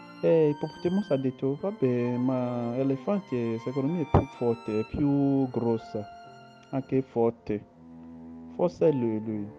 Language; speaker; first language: Italian; non-native, learner; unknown